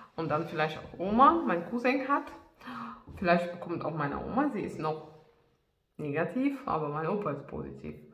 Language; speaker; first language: German; non-native, fluent; Russian